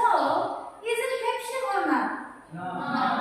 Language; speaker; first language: English; non-native, learner; Indonesian